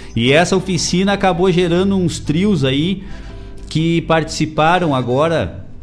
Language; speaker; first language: Portuguese; native; Portuguese